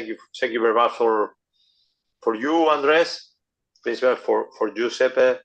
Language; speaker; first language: English; non-native, learner; Spanish